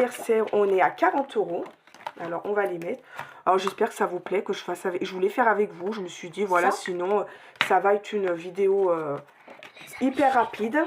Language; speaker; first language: French; native; French